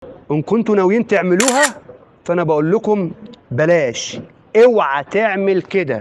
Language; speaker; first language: Arabic; native; Arabic